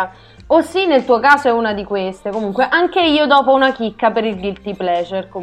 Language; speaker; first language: Italian; native; Italian